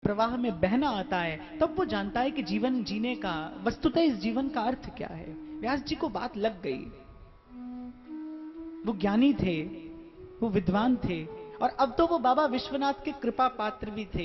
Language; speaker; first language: Hindi; native; Hindi